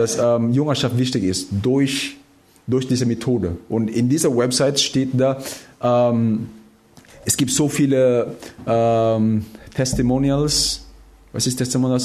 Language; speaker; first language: German; non-native, fluent; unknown